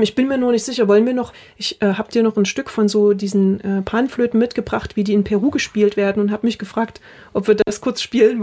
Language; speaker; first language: German; native; German